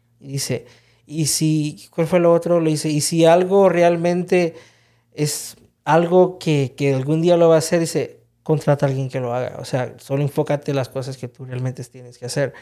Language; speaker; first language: Spanish; early bilingual, heritage; Spanish